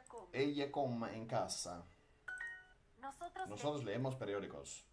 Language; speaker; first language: Spanish; non-native, learner; Dutch